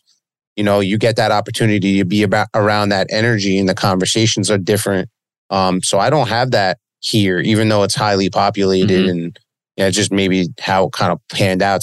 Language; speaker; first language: English; native; English